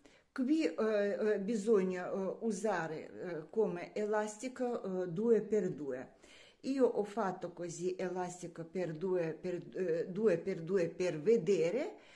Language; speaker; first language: Italian; non-native, learner; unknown